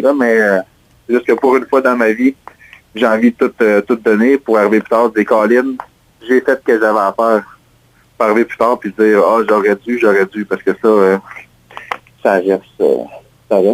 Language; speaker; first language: French; native; French